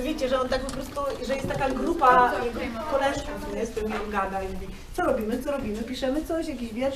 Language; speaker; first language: Polish; native; Polish